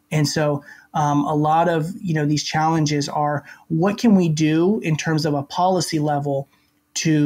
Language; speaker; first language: English; native; English